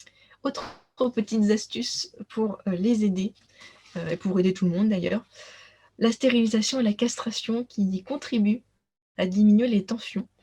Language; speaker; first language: French; native; French